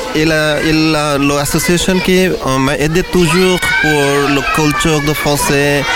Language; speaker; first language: French; non-native, learner; Bangla